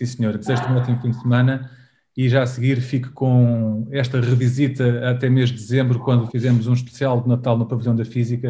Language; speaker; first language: Portuguese; native; Portuguese